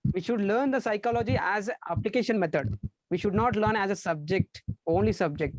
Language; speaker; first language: English; non-native, local second language; Telugu